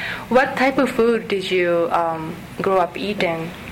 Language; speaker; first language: English; non-native, fluent; Japanese